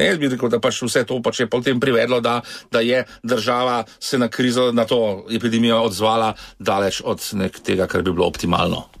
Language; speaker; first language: Slovenian; native; Slovenian